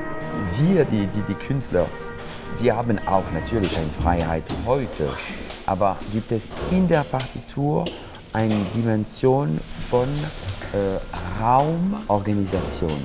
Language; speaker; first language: German; non-native, fluent; French